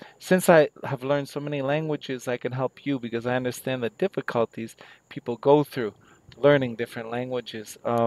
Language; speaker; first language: English; native; English